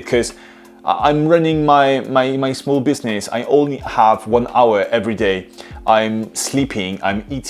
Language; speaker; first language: English; non-native, fluent; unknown